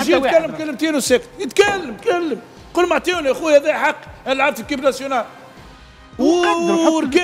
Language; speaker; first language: Arabic; native; Arabic